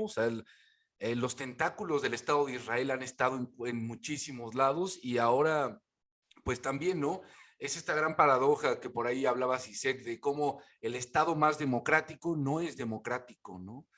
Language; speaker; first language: Spanish; native; Spanish